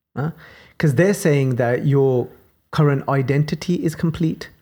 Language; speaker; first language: English; native; English